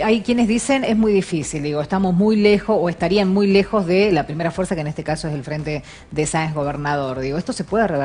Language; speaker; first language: Spanish; native; Spanish